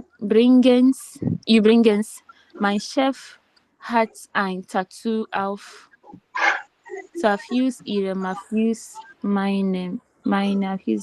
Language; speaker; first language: German; non-native, learner; Filipino